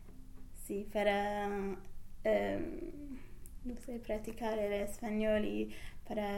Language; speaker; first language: Spanish; non-native, fluent; English